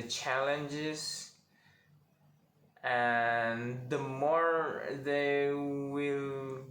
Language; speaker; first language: English; non-native, learner; Indonesian